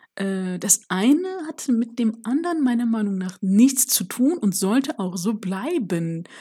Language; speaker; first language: German; early bilingual, other home language; Turkish